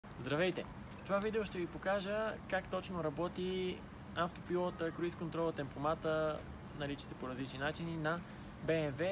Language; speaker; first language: Bulgarian; native; Bulgarian